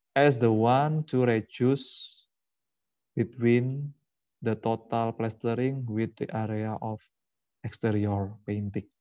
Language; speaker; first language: English; non-native, fluent; Indonesian